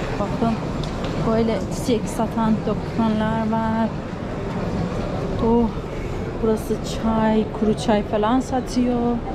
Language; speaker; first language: Turkish; non-native, learner; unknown